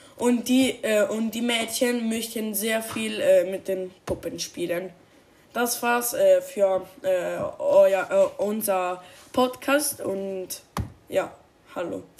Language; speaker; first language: German; non-native, learner; Spanish